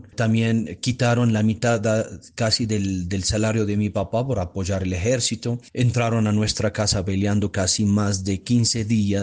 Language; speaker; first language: Spanish; non-native, fluent; Arabic